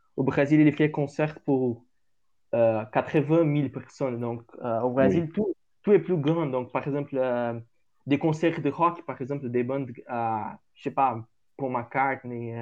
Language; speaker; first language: French; non-native, learner; Portuguese